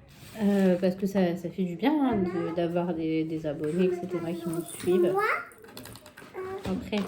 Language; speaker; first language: French; native; French